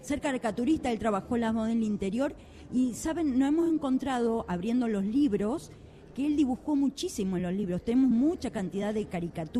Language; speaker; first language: Spanish; native; Spanish